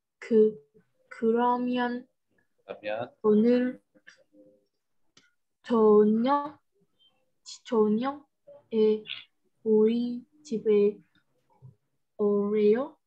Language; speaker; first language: Korean; non-native, learner; Vietnamese